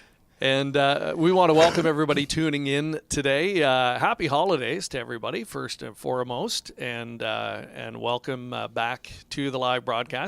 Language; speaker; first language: English; native; English